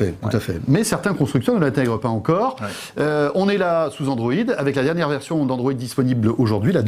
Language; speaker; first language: French; native; French